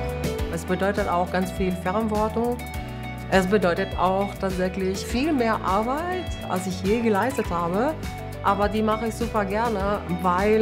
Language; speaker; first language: German; non-native, fluent; Italian